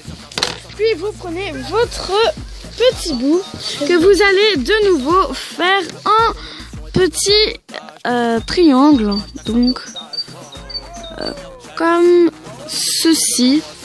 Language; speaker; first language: French; native; French